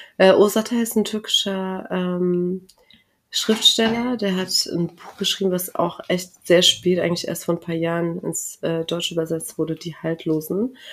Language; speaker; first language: German; early bilingual, other home language; Turkish